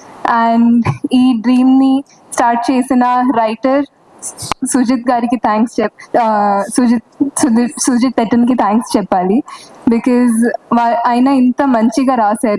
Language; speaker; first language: Telugu; non-native, fluent; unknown